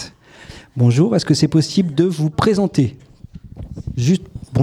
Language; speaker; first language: French; native; French